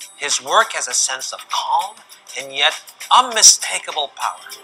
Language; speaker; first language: English; early bilingual, other home language; Korean